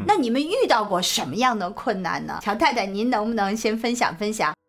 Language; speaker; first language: Chinese; native; Chinese